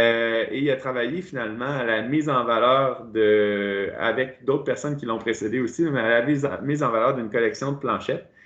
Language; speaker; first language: French; native; French